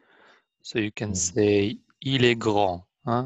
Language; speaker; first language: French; non-native, fluent; Arabic